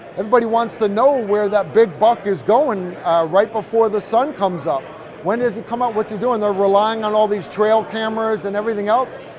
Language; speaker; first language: English; native; English